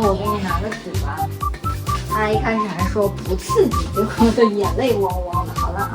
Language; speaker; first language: Chinese; native; Chinese